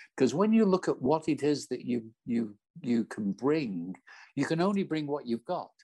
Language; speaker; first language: English; native; English